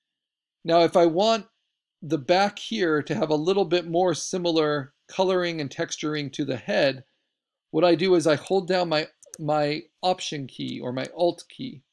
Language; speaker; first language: English; native; English